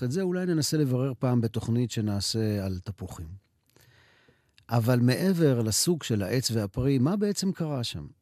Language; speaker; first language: Hebrew; native; Hebrew